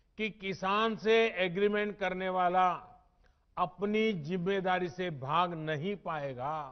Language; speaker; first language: Hindi; non-native, local second language; Gujarati